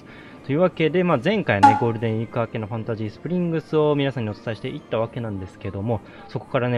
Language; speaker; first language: Japanese; native; Japanese